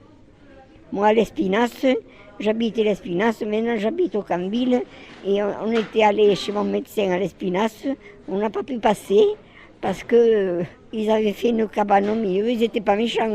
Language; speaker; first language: French; native; French